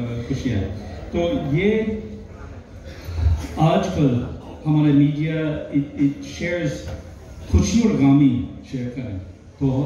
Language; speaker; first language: Hindi; non-native, learner; English